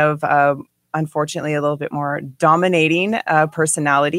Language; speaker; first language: English; native; English